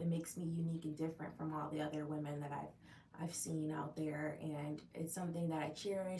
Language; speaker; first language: English; native; English